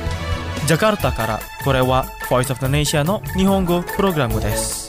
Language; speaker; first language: Japanese; non-native, fluent; Indonesian